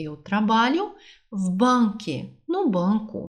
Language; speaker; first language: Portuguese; non-native, fluent; Russian